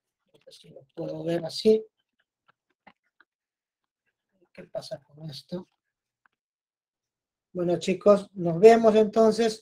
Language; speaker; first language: Spanish; native; Spanish